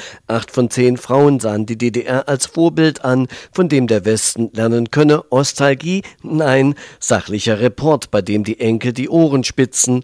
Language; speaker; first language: German; native; German